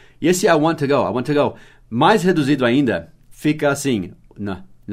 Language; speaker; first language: Portuguese; non-native, fluent; English